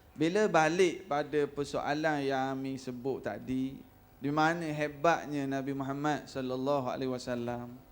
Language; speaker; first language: Malay; native; Malay